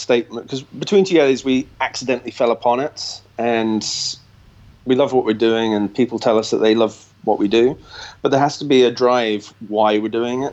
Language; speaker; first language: English; native; English